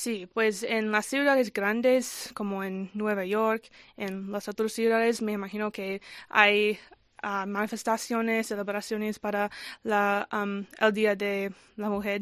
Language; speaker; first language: Spanish; non-native, learner; English